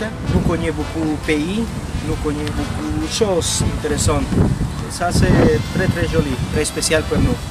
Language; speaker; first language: French; non-native, learner; Spanish